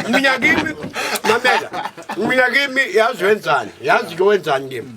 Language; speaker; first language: Zulu; native; Zulu